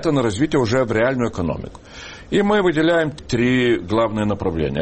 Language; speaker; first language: Russian; non-native, local second language; Lithuanian